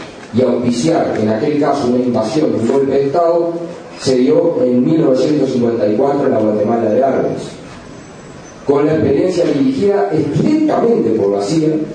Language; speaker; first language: Spanish; native; Spanish